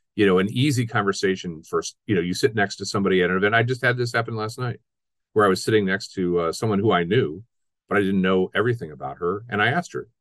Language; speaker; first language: English; native; English